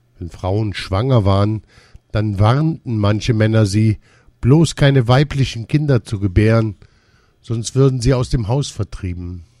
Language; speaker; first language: German; non-native, fluent; Persian